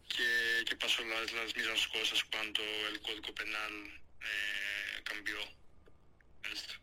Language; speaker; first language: Spanish; non-native, fluent; Greek